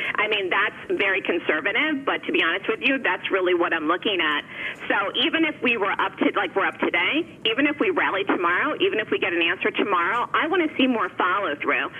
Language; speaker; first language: English; native; English